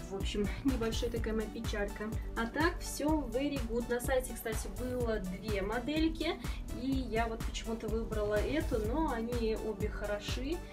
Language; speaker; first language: Russian; native; Russian